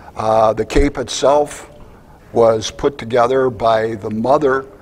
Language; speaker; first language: English; native; English